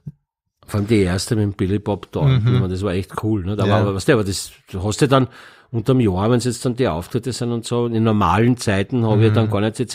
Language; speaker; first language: German; native; German